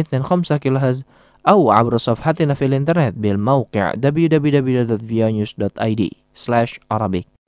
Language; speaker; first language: Arabic; non-native, fluent; Indonesian